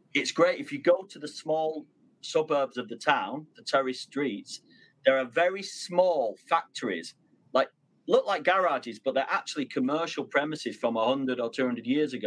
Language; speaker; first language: English; native; English